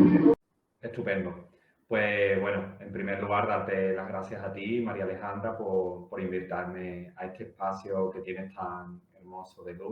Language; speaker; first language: Spanish; native; Spanish